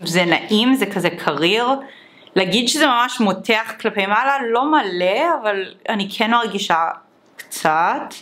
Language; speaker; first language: Hebrew; native; Hebrew